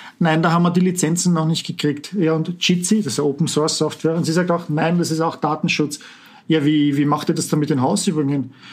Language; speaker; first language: German; native; German